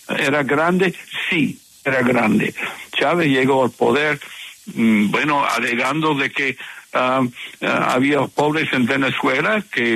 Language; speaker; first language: Spanish; non-native, fluent; English